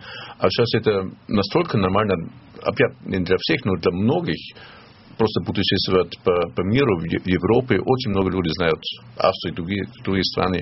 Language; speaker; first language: Russian; non-native, fluent; German